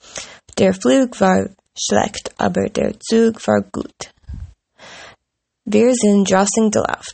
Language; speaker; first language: German; non-native, learner; English